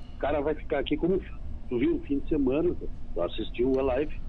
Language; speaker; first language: Portuguese; native; Portuguese